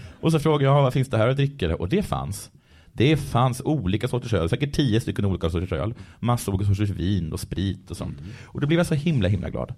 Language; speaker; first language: Swedish; native; Swedish